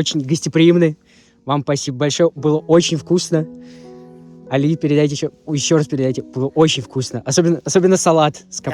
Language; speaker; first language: Russian; native; Russian